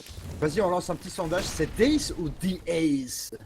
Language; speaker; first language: French; native; French